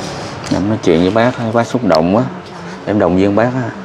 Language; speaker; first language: Vietnamese; native; Vietnamese